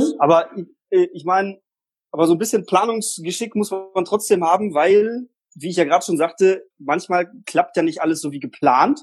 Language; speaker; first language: German; early bilingual, other home language; Polish